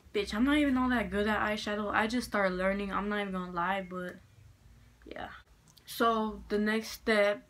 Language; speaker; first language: English; native; English